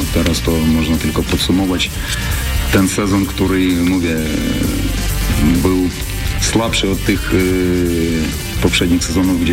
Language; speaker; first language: Polish; non-native, fluent; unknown